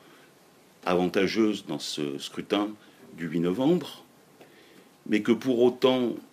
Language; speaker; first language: French; native; French